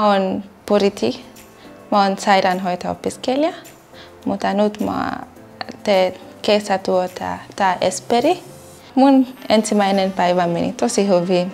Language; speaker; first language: Finnish; non-native, learner; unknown